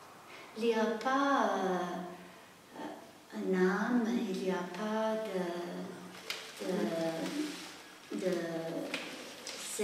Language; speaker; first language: French; non-native, fluent; English